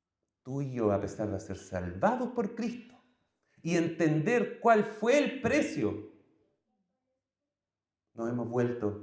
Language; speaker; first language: Spanish; native; Spanish